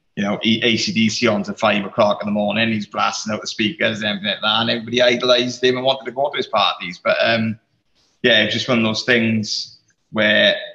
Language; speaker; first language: English; native; English